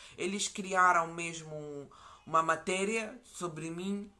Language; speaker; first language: Portuguese; non-native, fluent; Ukrainian